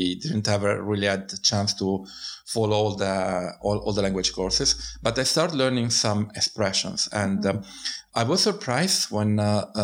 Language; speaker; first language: English; non-native, fluent; Italian